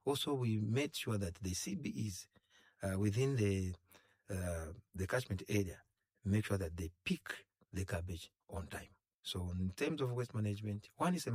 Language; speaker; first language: English; non-native, local second language; Nyanja